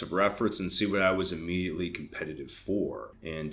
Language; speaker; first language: English; native; English